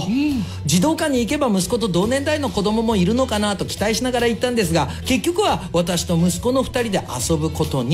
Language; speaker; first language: Japanese; native; Japanese